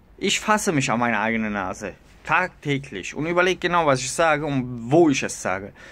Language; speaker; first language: German; early bilingual, other home language; Italian